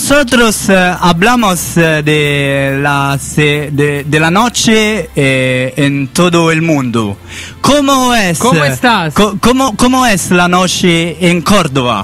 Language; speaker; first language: Spanish; non-native, learner; Italian